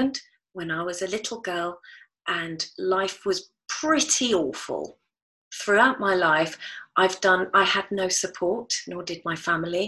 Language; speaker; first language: English; native; English